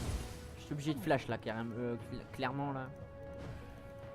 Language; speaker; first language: French; native; French